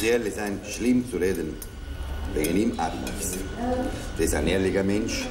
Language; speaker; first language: German; non-native, fluent; Italian